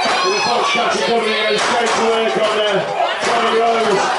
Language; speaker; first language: English; native; English